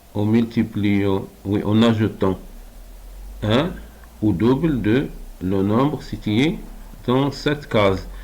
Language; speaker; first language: French; non-native, local second language; Arabic